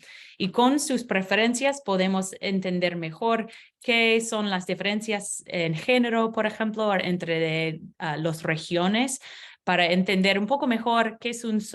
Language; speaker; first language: Spanish; non-native, learner; English